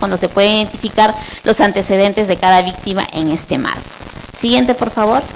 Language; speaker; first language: Spanish; native; Spanish